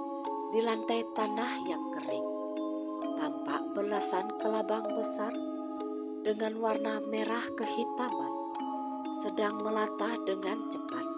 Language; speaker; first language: Indonesian; native; Indonesian